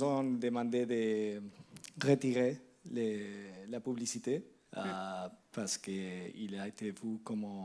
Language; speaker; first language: French; non-native, learner; Spanish